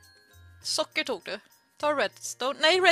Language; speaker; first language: Swedish; native; Swedish